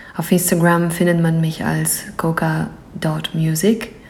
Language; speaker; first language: German; non-native, fluent; Greek